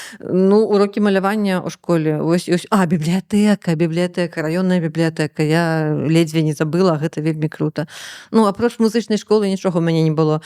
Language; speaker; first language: Belarusian; native; Belarusian